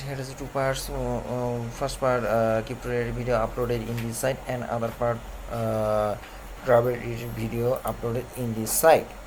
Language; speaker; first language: English; non-native, learner; Bangla